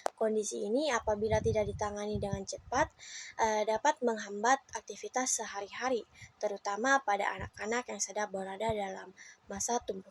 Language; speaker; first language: Indonesian; native; Indonesian